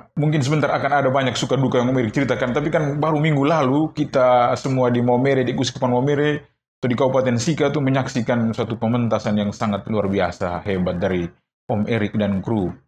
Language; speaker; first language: Indonesian; non-native, local second language; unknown